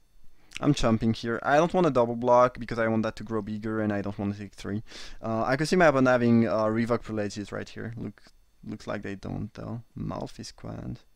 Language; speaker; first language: English; non-native, fluent; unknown